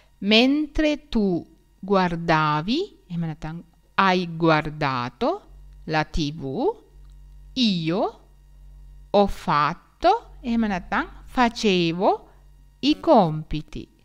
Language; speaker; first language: Italian; non-native, fluent; Sinhala